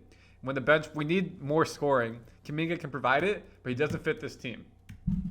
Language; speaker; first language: English; native; English